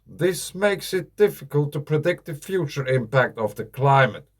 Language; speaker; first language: English; non-native, fluent; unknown